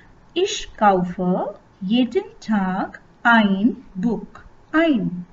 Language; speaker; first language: German; non-native, fluent; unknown